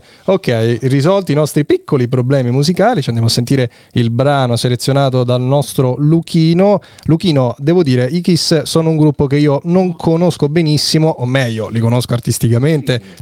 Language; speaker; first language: Italian; native; Italian